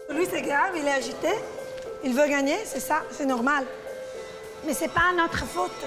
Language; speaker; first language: French; non-native, fluent; Italian